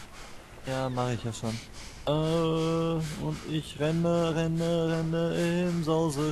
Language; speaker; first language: German; native; German